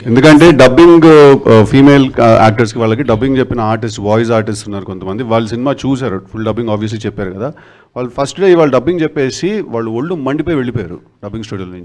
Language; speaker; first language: Telugu; native; Telugu